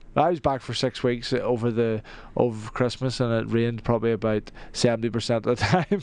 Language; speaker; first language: English; native; English